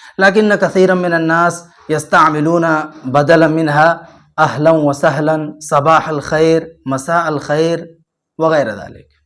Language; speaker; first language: Arabic; non-native, fluent; Urdu